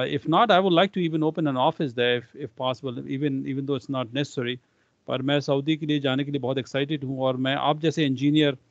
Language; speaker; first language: Hindi; non-native, local second language; Punjabi